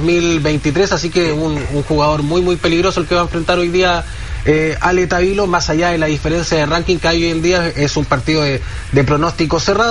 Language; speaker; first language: Spanish; native; Spanish